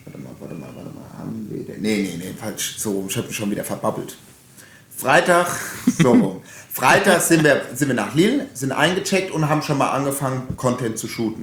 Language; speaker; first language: German; native; German